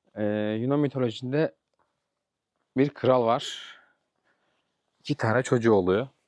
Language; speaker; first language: Turkish; native; Turkish